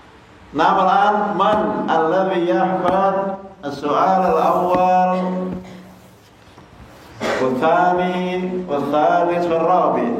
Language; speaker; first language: Arabic; non-native, fluent; Indonesian